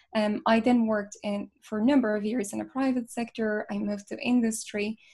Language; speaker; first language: English; non-native, fluent; Polish